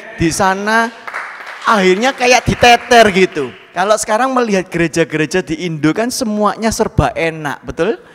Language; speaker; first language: Indonesian; native; Indonesian